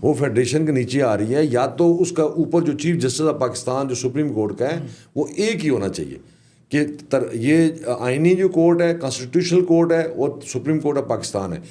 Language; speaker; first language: Urdu; non-native, local second language; Punjabi